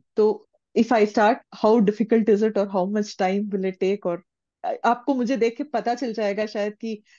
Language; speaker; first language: Hindi; non-native, local second language; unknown